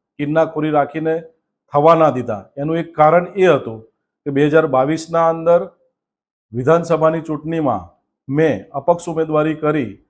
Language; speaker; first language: Gujarati; native; Gujarati